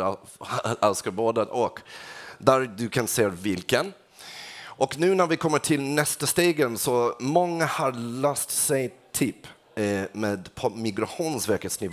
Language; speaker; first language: Swedish; non-native, fluent; English